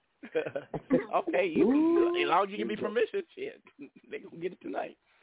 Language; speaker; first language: English; native; English